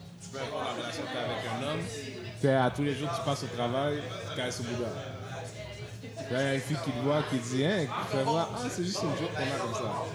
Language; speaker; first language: French; native; French